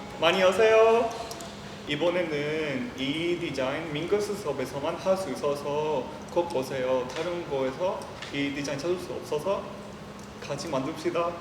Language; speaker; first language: Korean; non-native, learner; Spanish